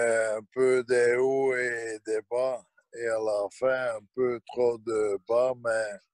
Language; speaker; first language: French; non-native, local second language; Dutch